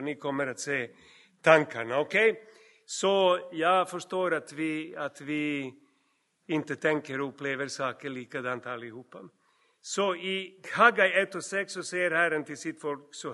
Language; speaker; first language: Swedish; non-native, fluent; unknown